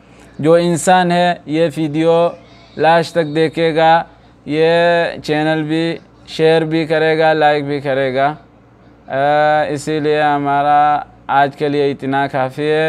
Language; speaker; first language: Hindi; non-native, fluent; Oromo